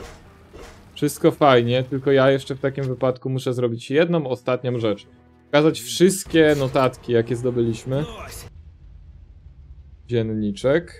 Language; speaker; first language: Polish; native; Polish